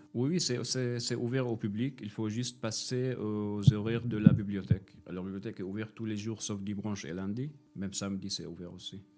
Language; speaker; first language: French; non-native, fluent; Arabic